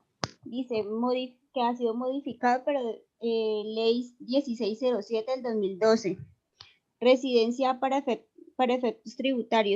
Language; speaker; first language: Spanish; native; Spanish